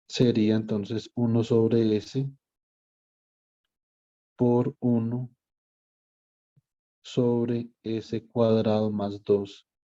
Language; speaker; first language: Spanish; native; Spanish